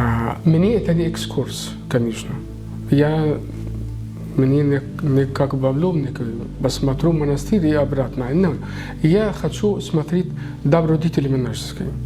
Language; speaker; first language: Russian; non-native, learner; Arabic